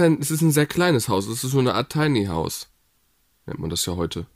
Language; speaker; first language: German; native; German